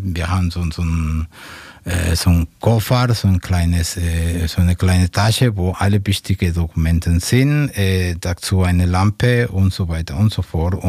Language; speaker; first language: German; non-native, fluent; Spanish